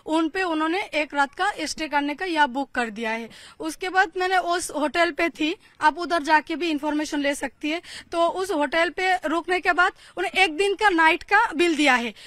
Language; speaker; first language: Hindi; non-native, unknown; Bangla